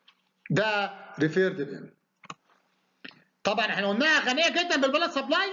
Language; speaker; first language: Arabic; native; Arabic